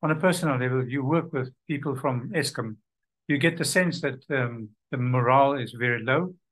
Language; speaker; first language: English; non-native, local second language; Afrikaans